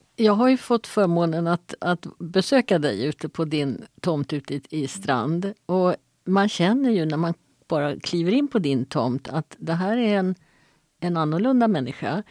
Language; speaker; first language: Swedish; native; Swedish